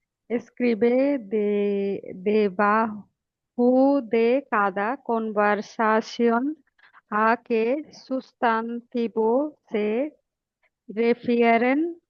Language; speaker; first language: Spanish; non-native, learner; Bangla